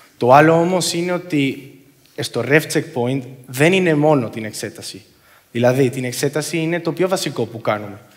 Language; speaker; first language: Greek; non-native, fluent; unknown